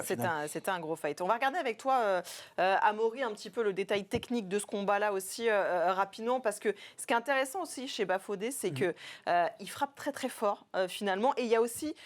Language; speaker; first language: French; native; French